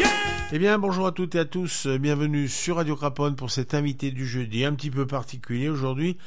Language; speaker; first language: French; native; French